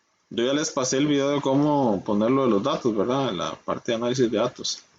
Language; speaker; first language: Spanish; native; Spanish